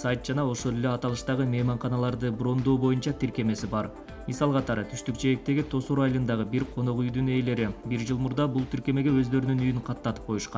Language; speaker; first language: Kyrgyz; native; Kyrgyz